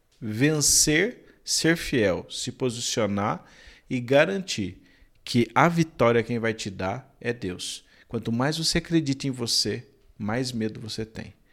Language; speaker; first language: Portuguese; native; Portuguese